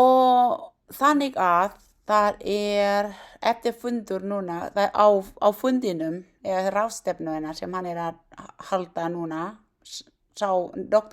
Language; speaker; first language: Icelandic; non-native, learner; Thai